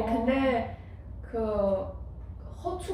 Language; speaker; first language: Korean; non-native, fluent; Chinese